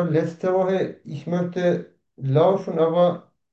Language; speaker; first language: German; non-native, learner; Turkish